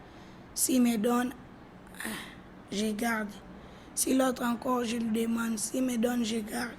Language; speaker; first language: French; non-native, learner; Lingala